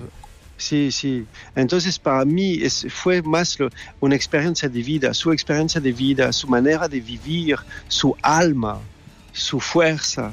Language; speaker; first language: Spanish; non-native, fluent; French